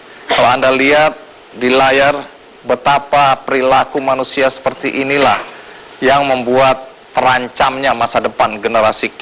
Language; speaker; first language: Indonesian; native; Indonesian